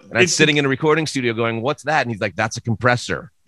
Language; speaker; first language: English; native; English